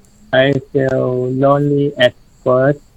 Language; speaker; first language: English; non-native, learner; Thai